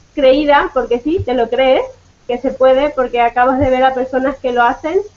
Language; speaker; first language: Spanish; native; Spanish